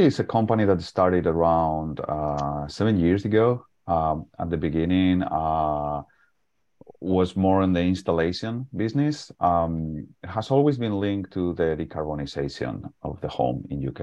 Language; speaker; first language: English; non-native, fluent; Spanish